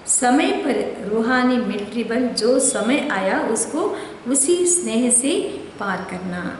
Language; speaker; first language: Hindi; non-native, local second language; Telugu